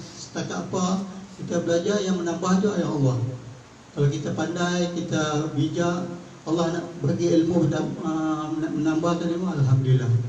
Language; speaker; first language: Malay; native; Malay